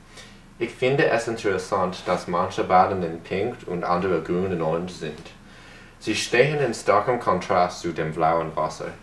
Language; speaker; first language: German; non-native, learner; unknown